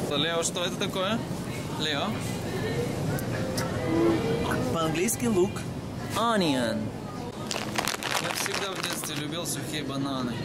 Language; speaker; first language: Russian; native; Russian